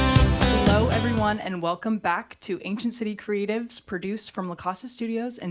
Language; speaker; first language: English; native; English